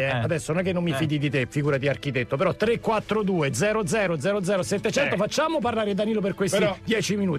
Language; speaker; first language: Italian; native; Italian